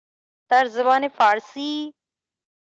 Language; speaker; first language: Persian; non-native, learner; Urdu